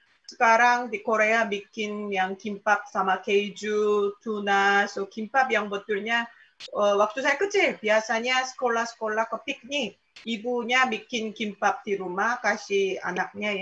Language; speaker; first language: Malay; non-native, fluent; Korean